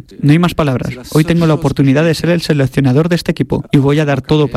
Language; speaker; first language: Spanish; non-native, fluent; French